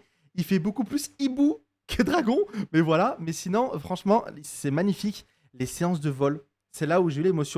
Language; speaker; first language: French; native; French